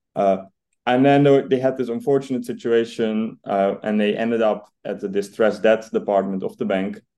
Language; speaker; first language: English; non-native, fluent; Dutch